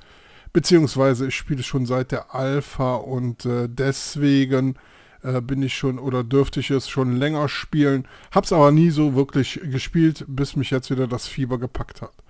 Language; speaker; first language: German; native; German